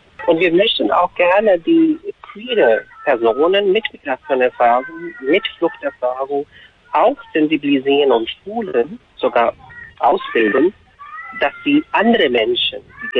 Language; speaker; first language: German; non-native, fluent; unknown